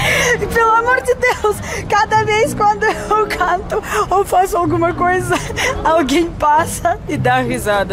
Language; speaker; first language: Portuguese; non-native, fluent; Russian